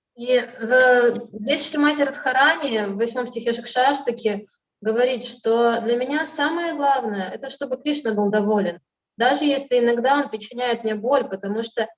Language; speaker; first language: Russian; native; Russian